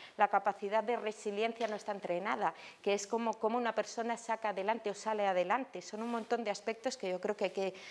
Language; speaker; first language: Spanish; native; Spanish